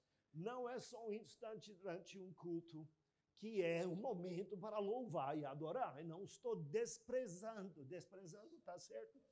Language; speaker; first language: Portuguese; non-native, fluent; English